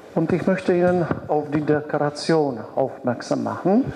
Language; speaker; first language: German; non-native, fluent; Polish